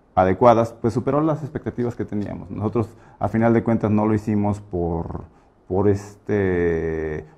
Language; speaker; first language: Spanish; native; Spanish